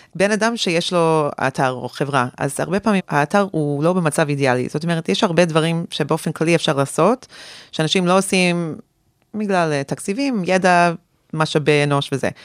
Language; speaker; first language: Hebrew; early bilingual, heritage; Hebrew